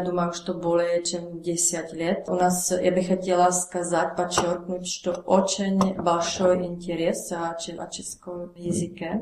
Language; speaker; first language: Russian; non-native, learner; Czech